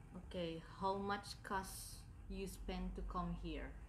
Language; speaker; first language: English; non-native, learner; Indonesian